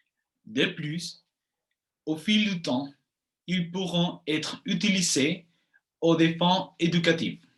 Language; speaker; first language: French; non-native, fluent; Spanish